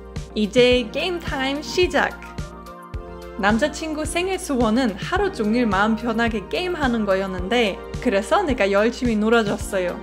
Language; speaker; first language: Korean; non-native, fluent; German